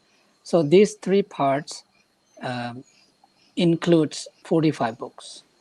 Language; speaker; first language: English; non-native, fluent; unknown